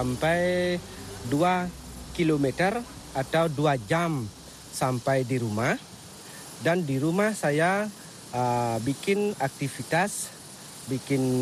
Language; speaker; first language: Indonesian; non-native, local second language; Balinese